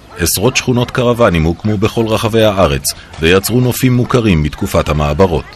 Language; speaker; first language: Hebrew; native; Hebrew